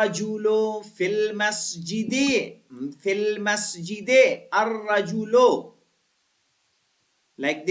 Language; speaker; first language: Arabic; non-native, fluent; Hindi